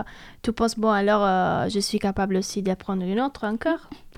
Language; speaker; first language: French; non-native, fluent; Italian